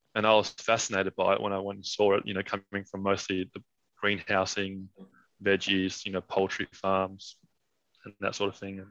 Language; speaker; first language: English; non-native, fluent; Danish